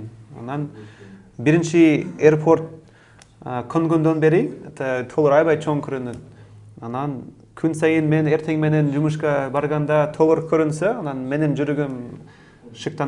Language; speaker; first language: Kyrgyz; non-native, learner; English